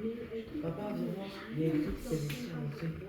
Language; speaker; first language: French; native; French